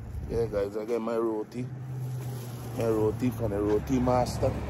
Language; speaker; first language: English; native; English